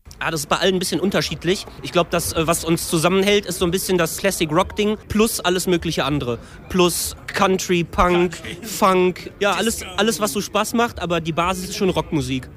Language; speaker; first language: German; native; German